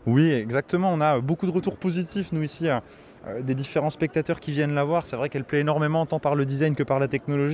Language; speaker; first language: French; native; French